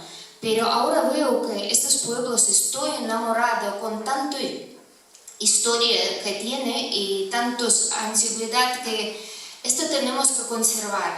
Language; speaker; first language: Spanish; non-native, fluent; Russian